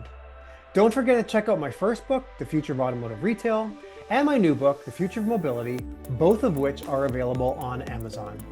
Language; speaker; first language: English; native; English